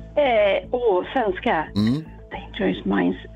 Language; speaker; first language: Swedish; native; Swedish